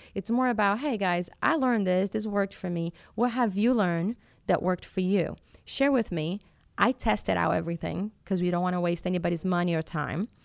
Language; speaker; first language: English; non-native, fluent; Portuguese